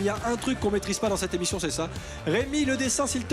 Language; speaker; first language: French; native; French